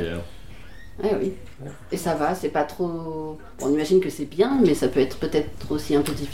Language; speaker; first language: French; native; French